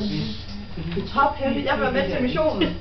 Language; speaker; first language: Danish; non-native, learner; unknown